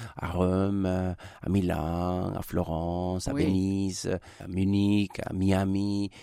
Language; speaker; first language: French; non-native, fluent; Spanish